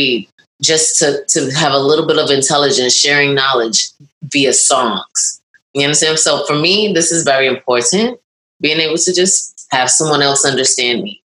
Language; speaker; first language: English; native; English